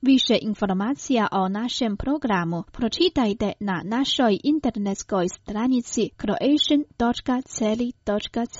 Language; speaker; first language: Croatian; non-native, fluent; Chinese